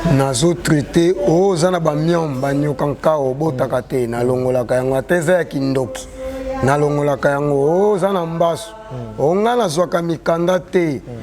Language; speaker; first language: Lingala; non-native, local second language; Kongo